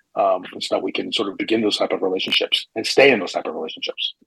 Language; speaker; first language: English; native; English